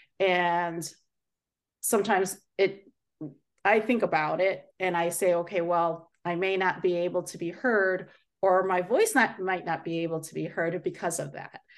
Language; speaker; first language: English; native; English